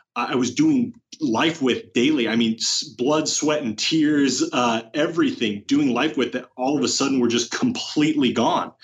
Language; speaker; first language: English; native; English